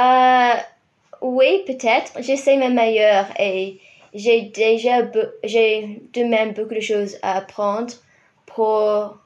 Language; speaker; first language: French; non-native, fluent; English